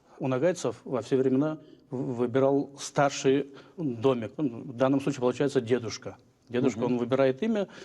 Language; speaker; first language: Russian; non-native, local second language; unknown